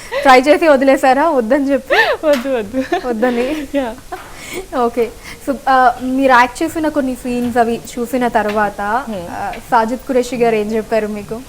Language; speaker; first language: Telugu; native; Telugu